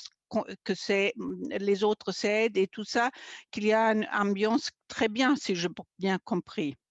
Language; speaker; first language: French; non-native, fluent; German